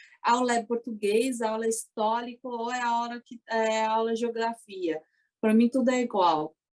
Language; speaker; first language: Portuguese; early bilingual, other home language; Chinese